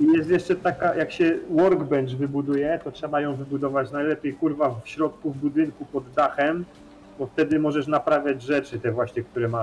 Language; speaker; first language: Polish; native; Polish